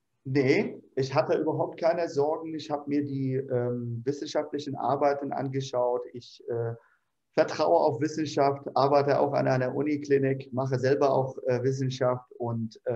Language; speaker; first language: German; non-native, fluent; Arabic